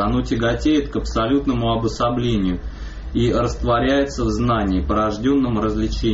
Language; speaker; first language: Russian; native; Russian